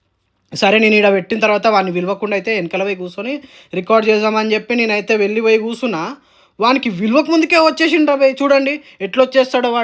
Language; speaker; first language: Telugu; native; Telugu